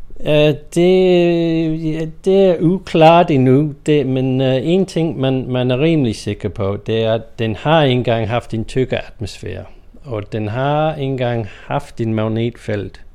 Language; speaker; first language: Danish; non-native, fluent; English